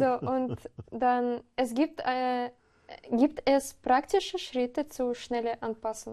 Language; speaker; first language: German; non-native, learner; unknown